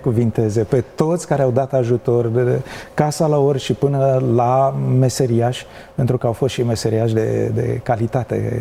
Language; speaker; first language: Romanian; native; Romanian